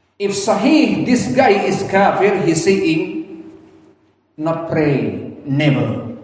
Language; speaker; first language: English; non-native, learner; Indonesian